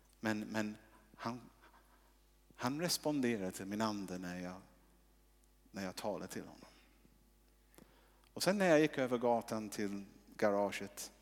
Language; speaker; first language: Swedish; non-native, fluent; English